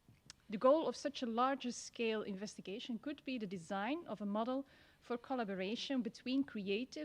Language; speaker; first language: English; non-native, fluent; Dutch